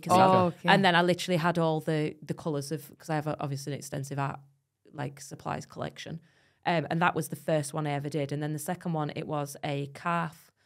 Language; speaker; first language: English; native; English